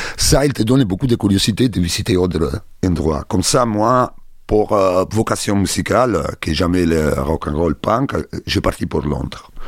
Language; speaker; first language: French; non-native, learner; Italian